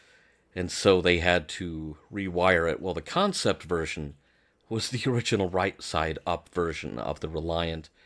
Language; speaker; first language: English; native; English